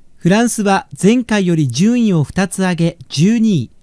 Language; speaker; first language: Japanese; native; Japanese